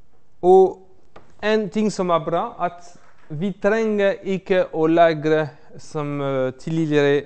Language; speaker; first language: Norwegian; non-native, fluent; French